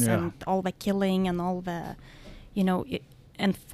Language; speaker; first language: English; non-native, fluent; Lithuanian